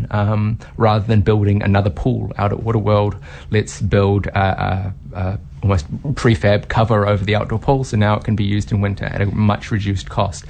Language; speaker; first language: English; native; English